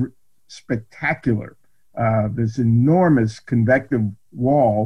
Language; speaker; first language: English; native; English